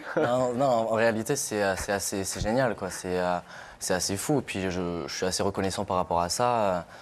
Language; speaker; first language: French; native; French